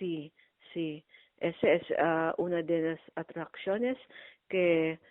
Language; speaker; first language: Spanish; non-native, fluent; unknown